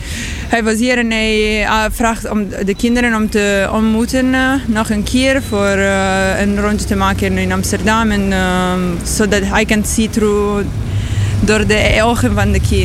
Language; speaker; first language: Dutch; non-native, learner; Italian